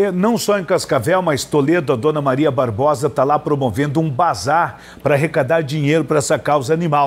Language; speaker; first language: Portuguese; native; Portuguese